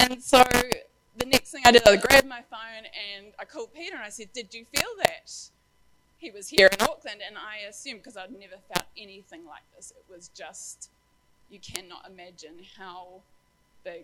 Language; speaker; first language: English; native; English